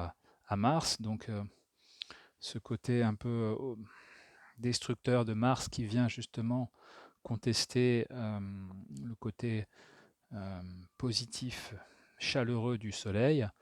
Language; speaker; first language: French; native; French